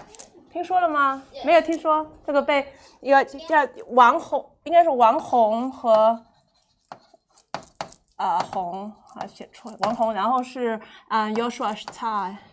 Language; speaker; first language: Chinese; non-native, fluent; English